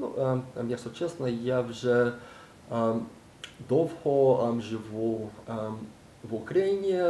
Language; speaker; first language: Ukrainian; non-native, learner; English